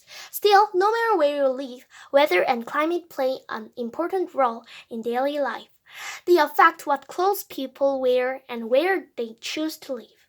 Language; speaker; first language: English; non-native, fluent; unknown